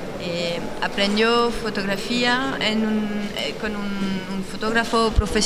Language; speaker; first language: Spanish; non-native, learner; French